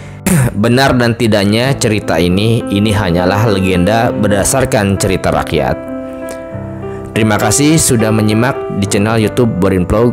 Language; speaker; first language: Indonesian; native; Indonesian